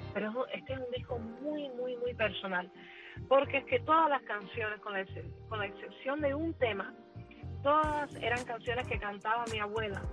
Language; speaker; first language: Spanish; early bilingual, other home language; English